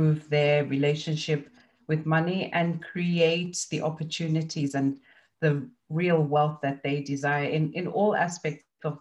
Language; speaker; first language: English; non-native, local second language; Shona